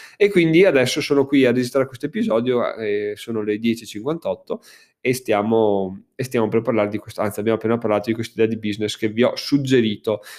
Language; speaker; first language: Italian; native; Italian